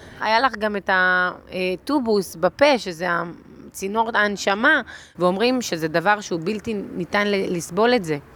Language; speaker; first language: Hebrew; native; Hebrew